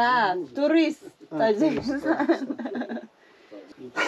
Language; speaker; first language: Russian; non-native, learner; Indonesian